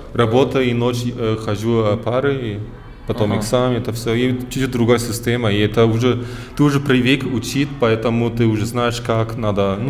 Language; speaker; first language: Russian; early bilingual, heritage; German